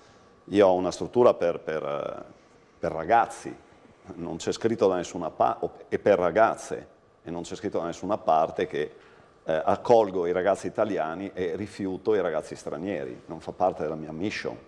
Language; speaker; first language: Italian; native; Italian